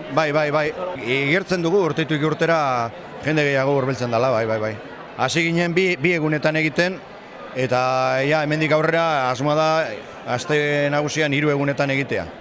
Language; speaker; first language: Basque; native; Basque